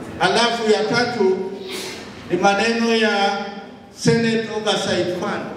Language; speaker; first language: Swahili; non-native, local second language; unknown